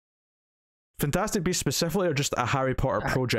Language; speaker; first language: English; native; English